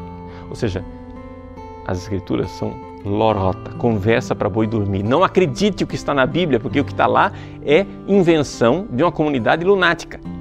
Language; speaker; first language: Portuguese; native; Portuguese